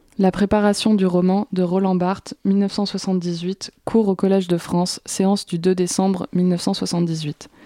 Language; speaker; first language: French; native; French